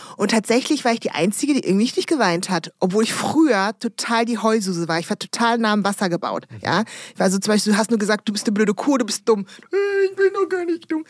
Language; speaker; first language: German; early bilingual, other home language; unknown